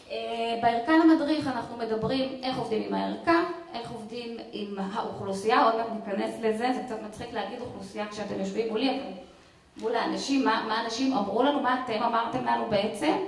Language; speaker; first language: Hebrew; native; Hebrew